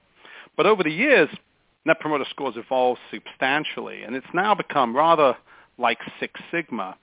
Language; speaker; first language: English; native; English